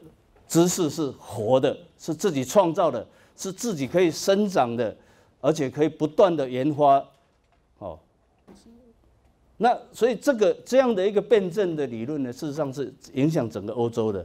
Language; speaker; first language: Chinese; native; Chinese